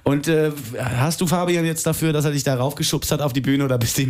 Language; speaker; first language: German; native; German